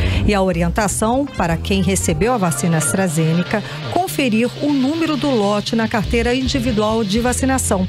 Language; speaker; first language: Portuguese; native; Portuguese